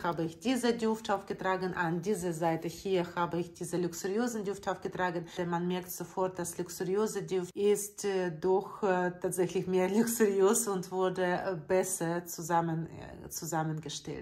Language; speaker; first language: German; non-native, learner; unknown